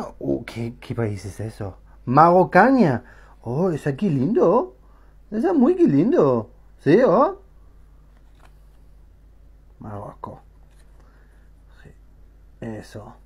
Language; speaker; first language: Spanish; non-native, learner; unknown